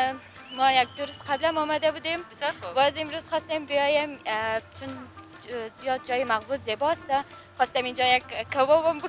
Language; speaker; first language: Persian; non-native, learner; Arabic